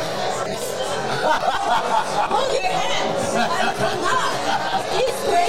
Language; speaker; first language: English; non-native, learner; Chinese